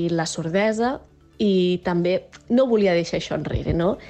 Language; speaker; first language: Catalan; native; Catalan